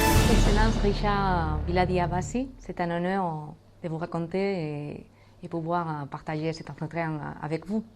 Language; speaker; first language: French; non-native, fluent; Spanish